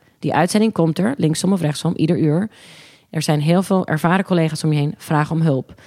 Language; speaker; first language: Dutch; early bilingual, other home language; English